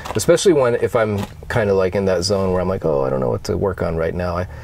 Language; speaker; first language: English; native; English